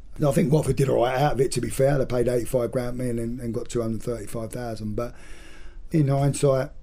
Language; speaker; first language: English; native; English